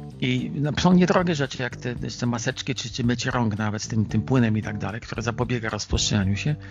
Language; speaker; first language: Polish; native; Polish